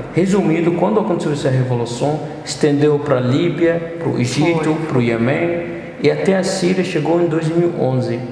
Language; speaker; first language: Portuguese; non-native, fluent; Arabic